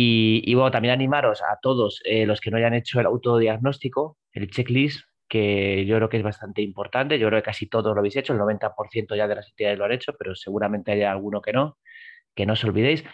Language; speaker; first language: Spanish; native; Spanish